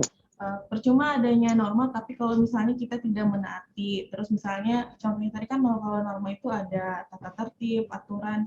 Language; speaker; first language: Indonesian; native; Indonesian